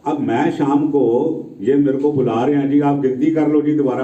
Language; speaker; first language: Hindi; non-native, local second language; Punjabi